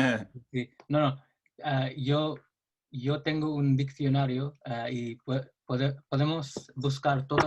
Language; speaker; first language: Spanish; non-native, learner; English